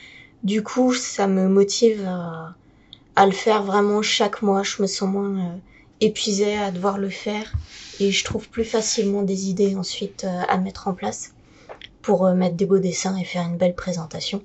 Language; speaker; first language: French; native; French